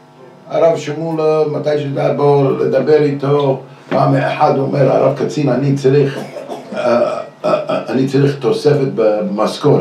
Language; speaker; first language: Hebrew; non-native, fluent; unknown